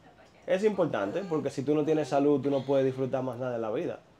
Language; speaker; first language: Spanish; native; Spanish